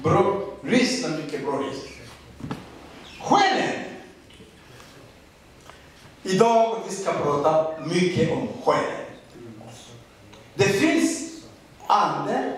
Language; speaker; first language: Swedish; non-native, learner; Rundi